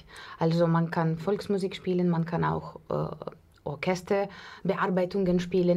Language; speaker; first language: German; non-native, learner; Russian